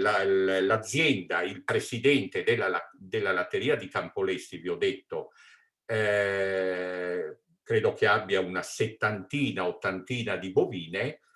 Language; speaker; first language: Italian; native; Italian